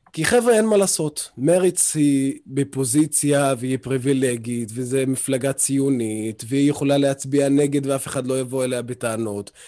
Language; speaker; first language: Hebrew; non-native, local second language; Arabic